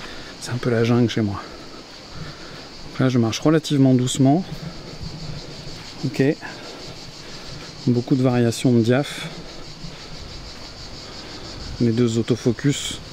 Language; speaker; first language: French; native; French